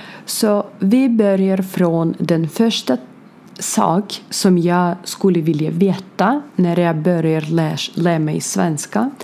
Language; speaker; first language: Swedish; non-native, learner; Ukrainian